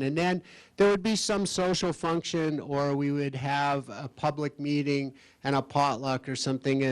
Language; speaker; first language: English; native; English